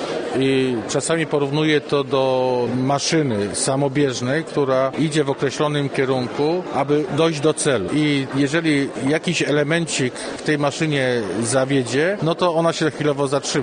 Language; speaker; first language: Polish; native; Polish